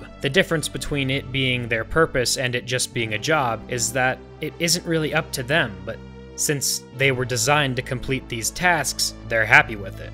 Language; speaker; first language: English; native; English